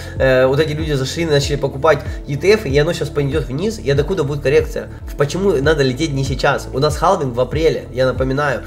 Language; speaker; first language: Russian; native; Russian